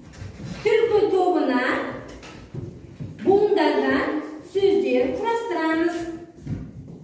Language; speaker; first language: Kazakh; native; Kazakh